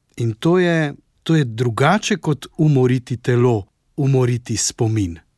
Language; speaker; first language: Slovenian; native; Slovenian